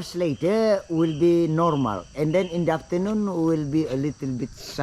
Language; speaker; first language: English; non-native, fluent; Indonesian